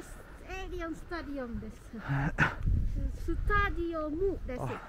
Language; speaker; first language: Japanese; non-native, learner; Indonesian